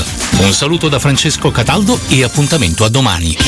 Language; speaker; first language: Italian; native; Italian